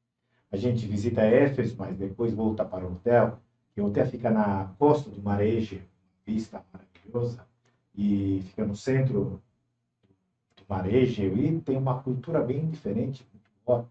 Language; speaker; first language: Portuguese; non-native, fluent; Turkish